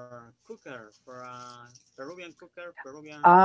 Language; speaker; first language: English; non-native, learner; Spanish